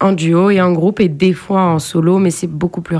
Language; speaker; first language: French; native; French